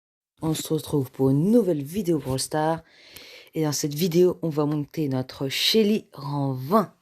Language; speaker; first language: French; native; French